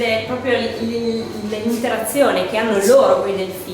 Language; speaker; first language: Italian; native; Italian